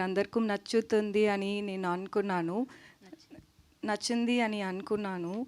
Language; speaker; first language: Telugu; non-native, learner; Tamil